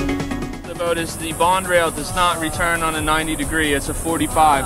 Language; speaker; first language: English; native; English